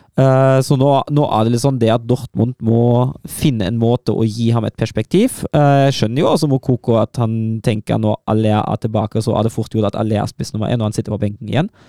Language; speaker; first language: Norwegian; non-native, fluent; German